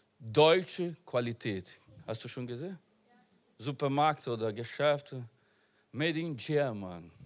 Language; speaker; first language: German; non-native, learner; Portuguese